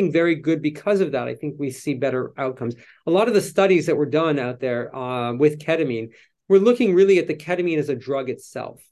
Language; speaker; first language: English; native; English